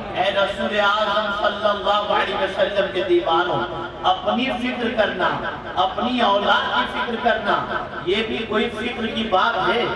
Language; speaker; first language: Urdu; native; Urdu